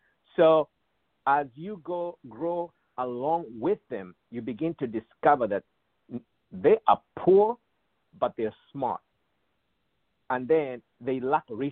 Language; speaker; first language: English; non-native, local second language; Bemba